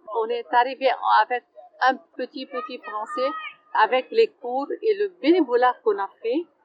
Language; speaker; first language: French; non-native, fluent; Arabic